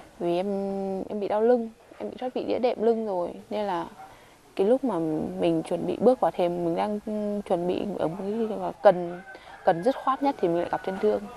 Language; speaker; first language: Vietnamese; non-native, local second language; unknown